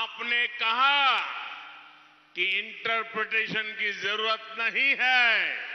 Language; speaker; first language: Hindi; non-native, local second language; Gujarati